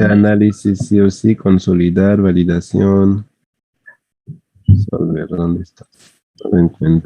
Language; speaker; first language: Spanish; native; Spanish